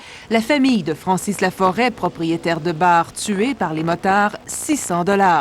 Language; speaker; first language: French; native; French